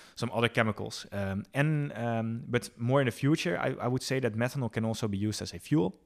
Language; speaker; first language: English; non-native, fluent; Dutch